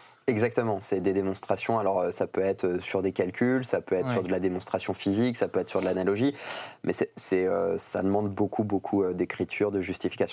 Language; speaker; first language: French; native; French